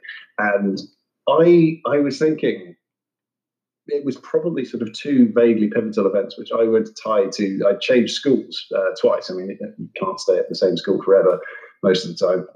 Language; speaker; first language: English; native; English